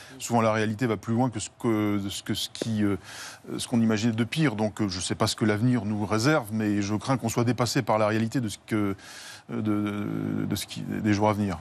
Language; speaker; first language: French; native; French